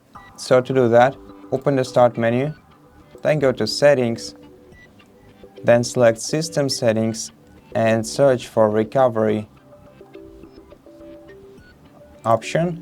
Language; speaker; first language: English; non-native, fluent; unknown